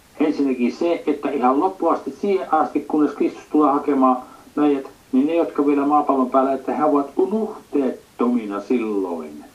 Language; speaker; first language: Finnish; native; Finnish